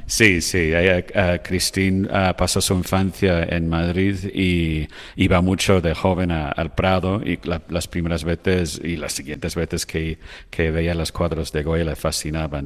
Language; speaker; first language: Spanish; non-native, fluent; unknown